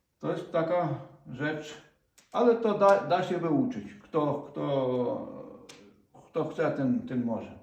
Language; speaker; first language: Polish; non-native, fluent; Ukrainian